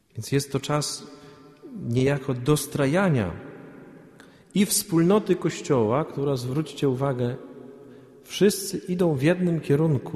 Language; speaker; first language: Polish; native; Polish